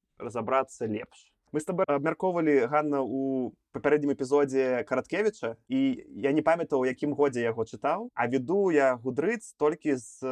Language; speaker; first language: Belarusian; non-native, local second language; Russian